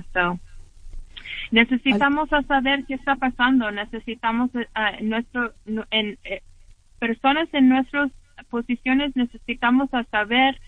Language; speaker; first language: Spanish; early bilingual, heritage; English